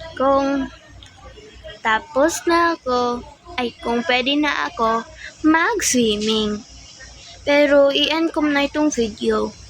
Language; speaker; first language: Filipino; non-native, local second language; Cebuano